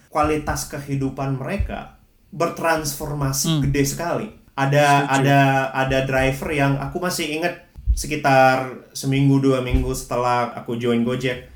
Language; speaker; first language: Indonesian; early bilingual, other home language; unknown